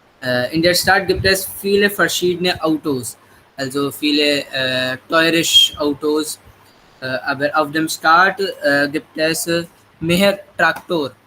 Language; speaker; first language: German; non-native, learner; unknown